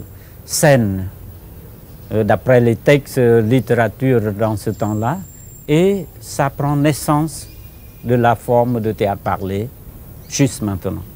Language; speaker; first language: French; non-native, fluent; Khmer